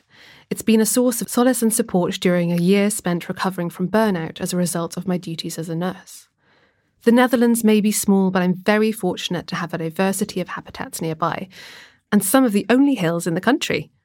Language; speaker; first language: English; native; English